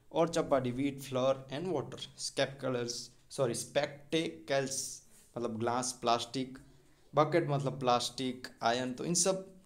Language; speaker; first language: Hindi; native; Hindi